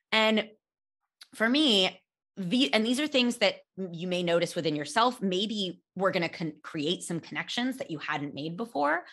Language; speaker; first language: English; native; English